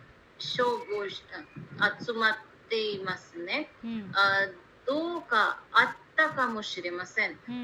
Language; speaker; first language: Japanese; non-native, learner; Hindi